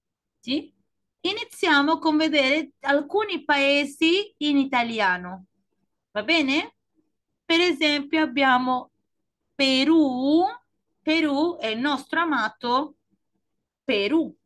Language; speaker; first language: Italian; non-native, fluent; Spanish